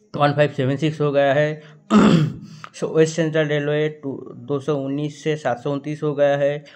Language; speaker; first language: Hindi; non-native, local second language; Bangla